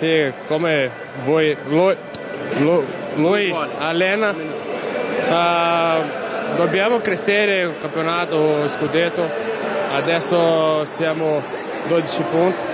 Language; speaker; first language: Italian; non-native, learner; Portuguese